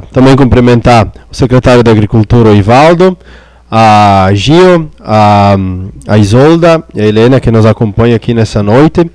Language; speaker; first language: Portuguese; native; Portuguese